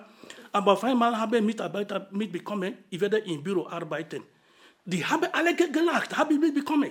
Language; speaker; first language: German; non-native, fluent; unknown